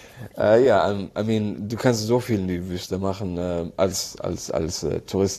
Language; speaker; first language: German; non-native, learner; Arabic